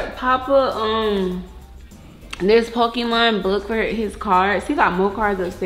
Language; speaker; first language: English; native; English